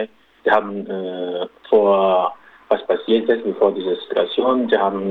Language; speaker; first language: German; non-native, local second language; Arabic